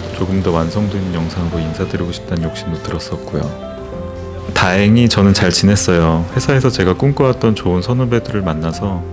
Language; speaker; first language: Korean; non-native, fluent; Turkish